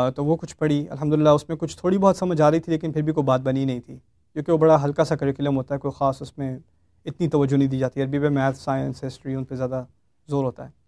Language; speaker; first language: Urdu; early bilingual, heritage; Urdu